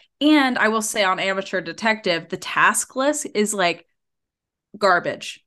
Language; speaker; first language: English; native; English